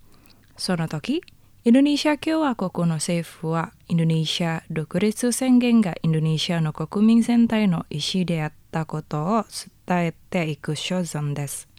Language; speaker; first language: Japanese; non-native, learner; Indonesian